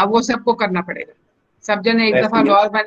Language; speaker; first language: Hindi; native; Hindi